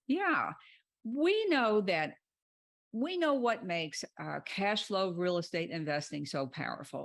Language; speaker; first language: English; native; English